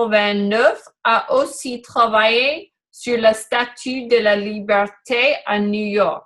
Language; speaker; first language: French; non-native, learner; English